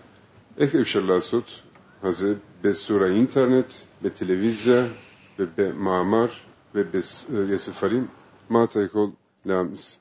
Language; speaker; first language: Hebrew; non-native, fluent; Turkish